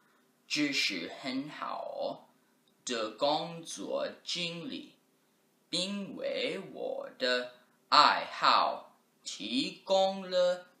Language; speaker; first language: Chinese; non-native, learner; English